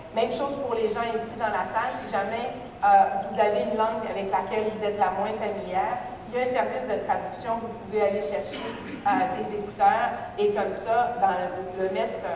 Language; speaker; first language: French; native; French